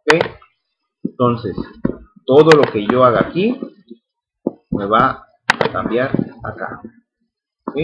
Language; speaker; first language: Spanish; native; Spanish